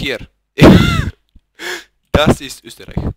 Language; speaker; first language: German; non-native, learner; Bulgarian